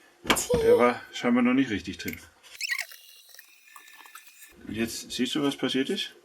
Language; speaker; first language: German; native; German